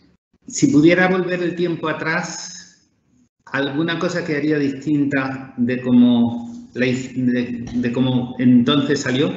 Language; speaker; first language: Spanish; native; Spanish